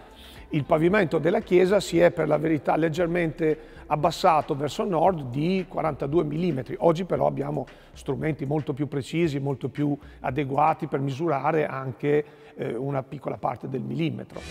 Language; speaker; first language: Italian; native; Italian